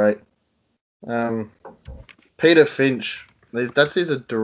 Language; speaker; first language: English; native; English